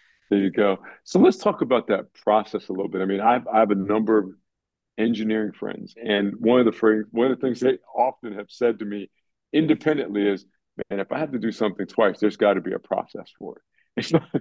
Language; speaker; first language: English; native; English